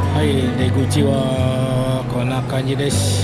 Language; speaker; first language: Japanese; non-native, learner; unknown